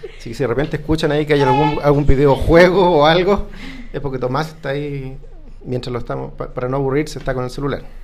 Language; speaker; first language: Spanish; native; Spanish